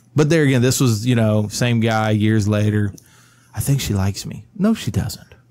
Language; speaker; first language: English; native; English